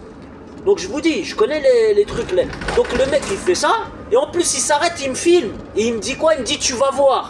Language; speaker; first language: French; native; French